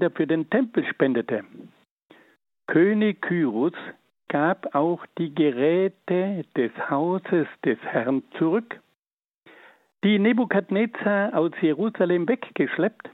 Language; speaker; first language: German; native; German